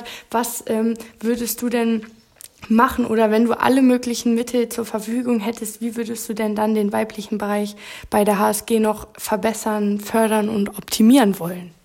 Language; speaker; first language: German; native; German